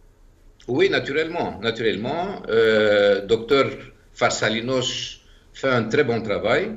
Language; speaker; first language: French; non-native, fluent; Greek